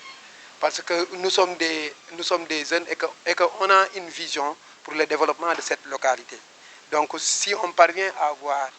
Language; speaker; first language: French; non-native, local second language; Wolof